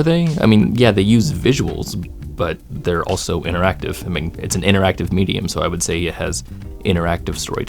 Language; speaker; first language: English; native; English